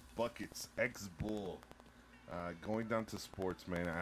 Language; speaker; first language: English; early bilingual, other home language; Spanish